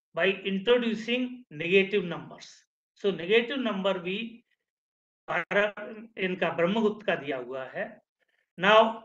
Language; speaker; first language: Hindi; native; Hindi